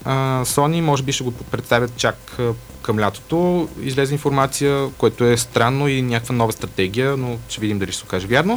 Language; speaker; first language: Bulgarian; native; Bulgarian